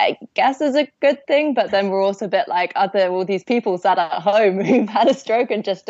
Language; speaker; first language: English; native; English